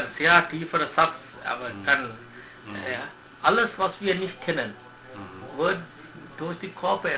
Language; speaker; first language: German; non-native, learner; Sinhala